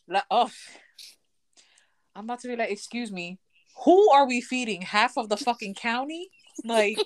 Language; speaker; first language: English; early bilingual, other home language; Spanish